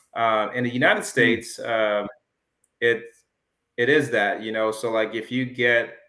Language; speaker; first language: English; early bilingual, other home language; Jamaican Creole English